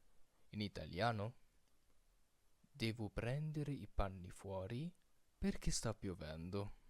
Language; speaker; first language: Italian; non-native, fluent; Filipino